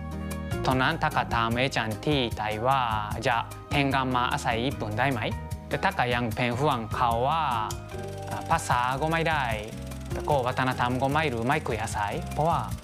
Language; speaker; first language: Thai; non-native, learner; Japanese